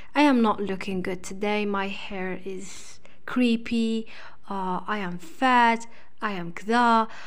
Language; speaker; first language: English; non-native, fluent; Arabic